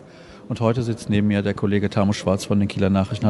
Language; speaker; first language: German; native; German